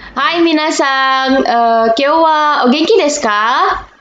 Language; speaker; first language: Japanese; non-native, learner; Indonesian